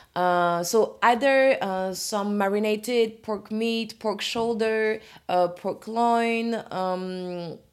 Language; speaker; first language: English; non-native, fluent; French